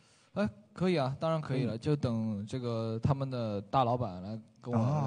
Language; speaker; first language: Chinese; native; Chinese